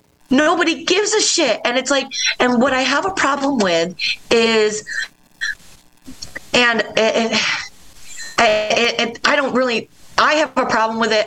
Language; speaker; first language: English; native; English